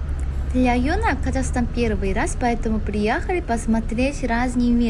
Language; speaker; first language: Russian; non-native, learner; Korean